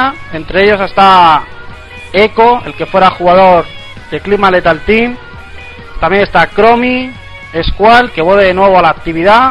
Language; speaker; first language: Spanish; native; Spanish